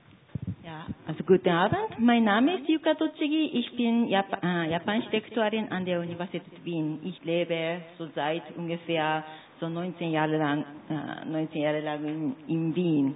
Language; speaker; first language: German; non-native, fluent; Japanese